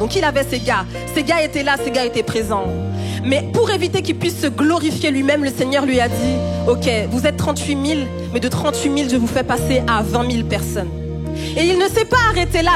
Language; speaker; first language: French; native; French